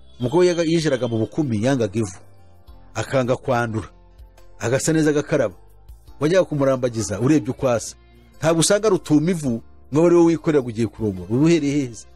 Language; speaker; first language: Kinyarwanda; native; Kinyarwanda